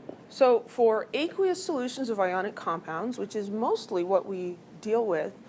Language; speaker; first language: English; native; English